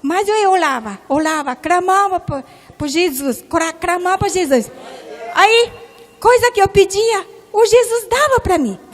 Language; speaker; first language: Portuguese; non-native, local second language; Japanese